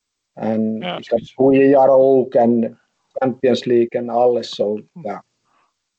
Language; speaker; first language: Dutch; non-native, fluent; Finnish